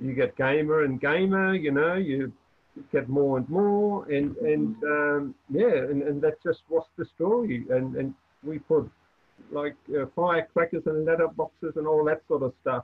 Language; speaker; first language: English; non-native, fluent; German